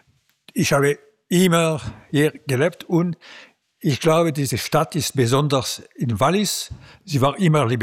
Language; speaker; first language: German; non-native, local second language; French